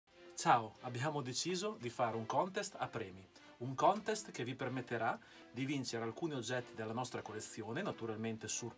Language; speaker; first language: Italian; native; Italian